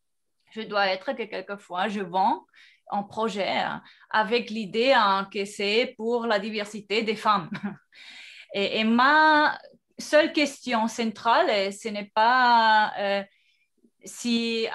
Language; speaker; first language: French; non-native, fluent; Spanish